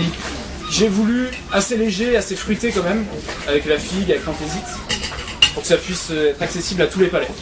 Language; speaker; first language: French; non-native, fluent; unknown